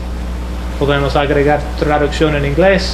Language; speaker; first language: Spanish; non-native, fluent; English